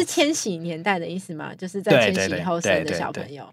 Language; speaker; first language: Chinese; native; Chinese